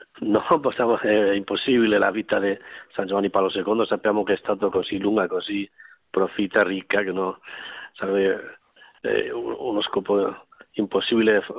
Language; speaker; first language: Italian; non-native, fluent; Spanish